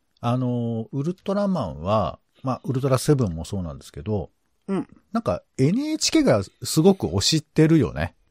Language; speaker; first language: Japanese; native; Japanese